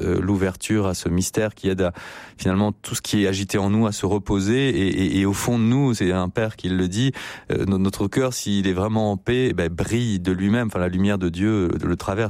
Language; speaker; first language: French; native; French